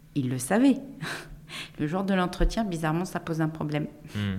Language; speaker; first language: French; native; French